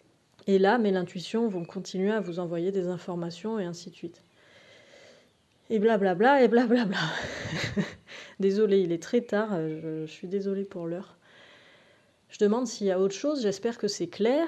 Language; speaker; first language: French; native; French